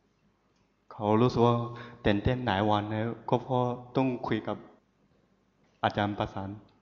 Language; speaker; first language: Thai; non-native, fluent; Chinese